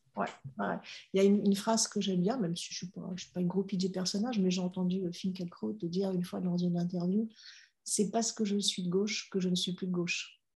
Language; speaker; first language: French; native; French